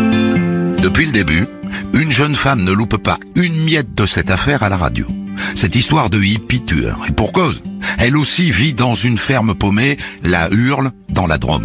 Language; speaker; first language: French; native; French